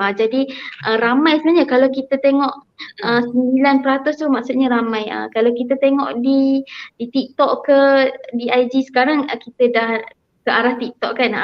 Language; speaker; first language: Malay; native; Malay